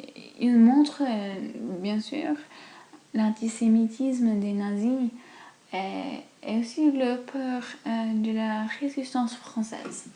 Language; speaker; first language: French; non-native, fluent; English